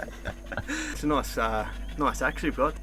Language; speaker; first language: English; native; English